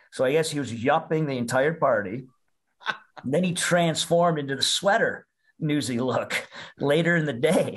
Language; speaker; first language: English; native; English